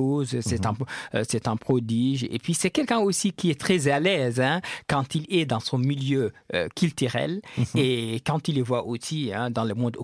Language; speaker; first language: French; non-native, local second language; Fula